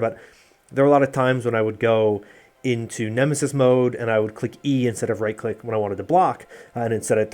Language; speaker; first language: English; native; English